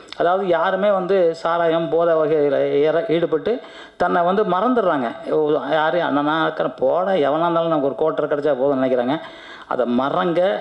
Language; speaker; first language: Tamil; native; Tamil